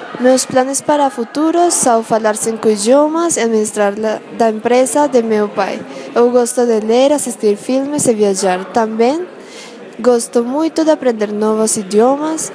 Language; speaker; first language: Portuguese; non-native, learner; Spanish